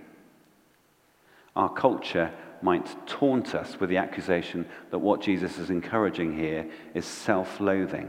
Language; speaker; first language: English; native; English